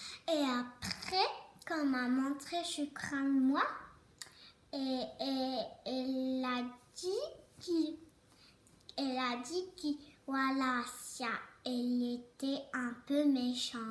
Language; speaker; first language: French; early bilingual, other home language; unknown